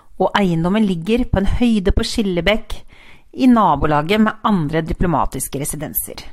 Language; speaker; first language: Norwegian; native; Norwegian